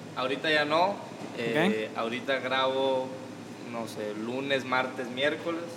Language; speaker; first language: Spanish; native; Spanish